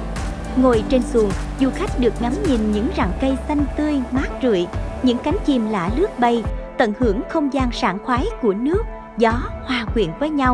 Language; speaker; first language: Vietnamese; native; Vietnamese